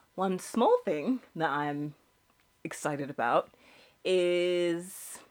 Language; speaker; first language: English; native; English